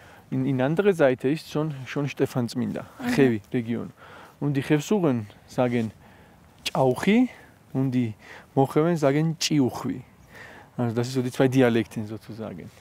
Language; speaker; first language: German; non-native, fluent; Georgian